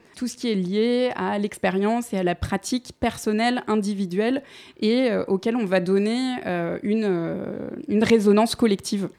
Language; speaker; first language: French; native; French